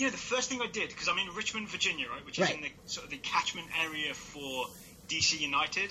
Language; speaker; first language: English; native; English